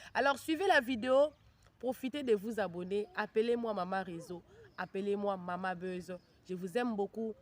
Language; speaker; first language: French; non-native, local second language; Lingala